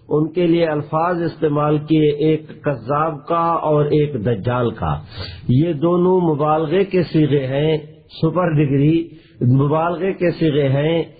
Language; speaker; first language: Urdu; non-native, local second language; Punjabi